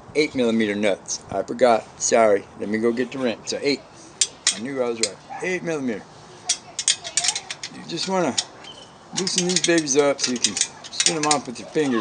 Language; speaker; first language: English; native; English